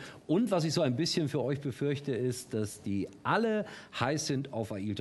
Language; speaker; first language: German; native; German